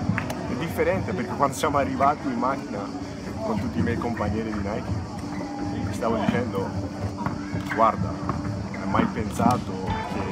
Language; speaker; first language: Italian; early bilingual, other home language; English